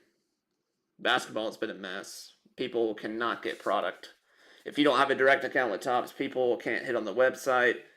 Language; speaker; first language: English; native; English